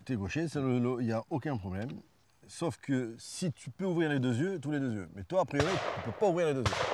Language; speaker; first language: French; native; French